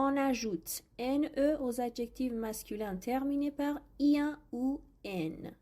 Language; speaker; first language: French; non-native, fluent; Persian